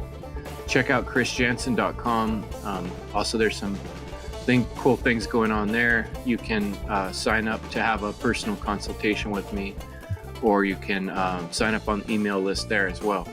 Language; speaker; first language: English; native; English